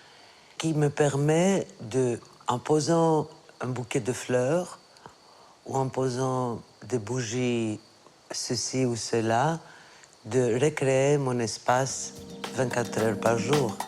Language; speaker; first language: French; non-native, fluent; Greek